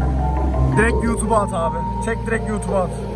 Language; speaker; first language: Turkish; native; Turkish